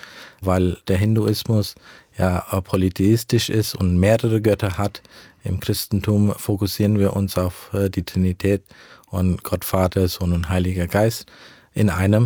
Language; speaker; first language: German; early bilingual, heritage; German